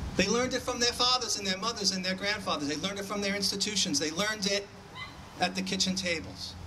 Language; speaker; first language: English; native; English